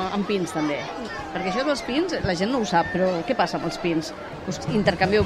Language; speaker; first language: Catalan; native; Catalan